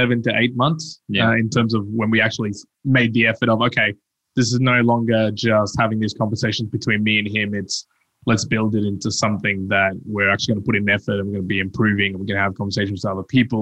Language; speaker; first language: English; early bilingual, other home language; Spanish